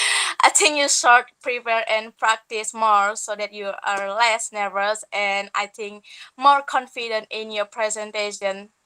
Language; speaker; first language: English; non-native, learner; Indonesian